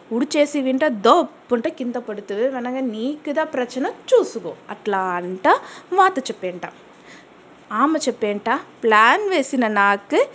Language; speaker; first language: Telugu; native; Telugu